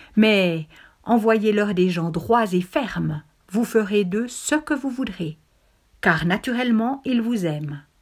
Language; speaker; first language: French; native; French